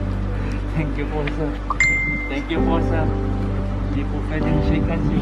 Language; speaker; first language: Filipino; native; Filipino